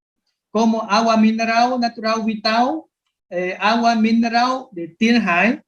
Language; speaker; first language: Spanish; non-native, learner; Vietnamese